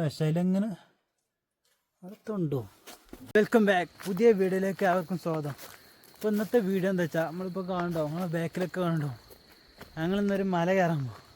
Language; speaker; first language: Malayalam; native; Malayalam